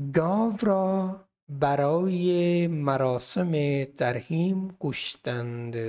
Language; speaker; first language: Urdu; non-native, local second language; Punjabi